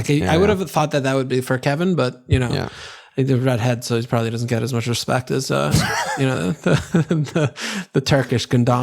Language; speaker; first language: English; native; English